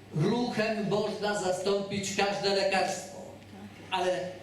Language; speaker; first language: Polish; native; Polish